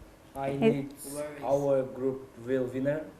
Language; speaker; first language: English; non-native, learner; Kyrgyz